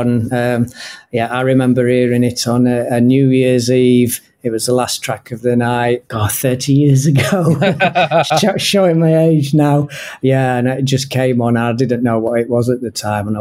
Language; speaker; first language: English; native; English